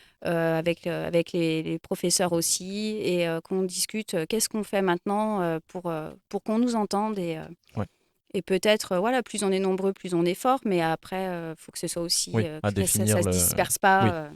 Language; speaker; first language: French; native; French